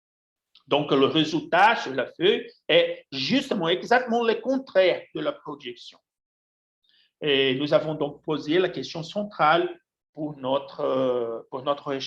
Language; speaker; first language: French; non-native, fluent; Portuguese